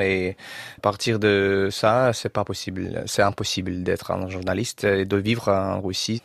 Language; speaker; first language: French; non-native, learner; Russian